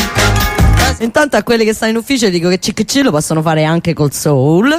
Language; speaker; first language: Italian; native; Italian